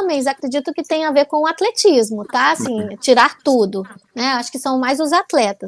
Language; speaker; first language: Portuguese; native; Portuguese